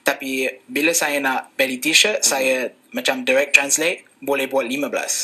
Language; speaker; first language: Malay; non-native, fluent; English